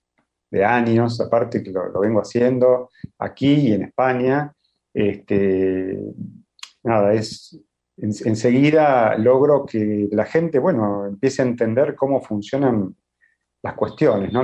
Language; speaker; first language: Spanish; native; Spanish